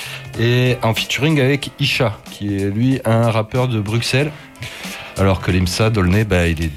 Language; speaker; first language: French; native; French